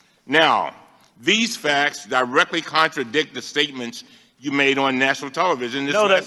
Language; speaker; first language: English; native; English